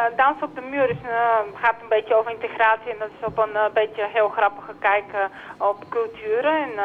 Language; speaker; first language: Dutch; non-native, fluent; Bulgarian